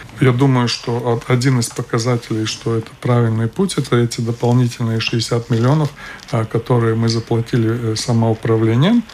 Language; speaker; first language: Russian; non-native, local second language; Latvian